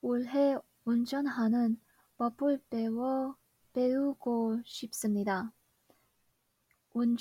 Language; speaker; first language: Korean; non-native, learner; English